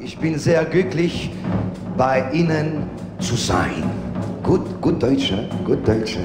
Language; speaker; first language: German; non-native, learner; French